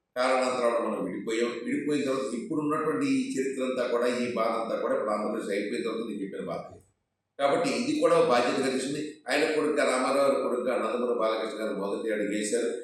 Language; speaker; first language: Telugu; native; Telugu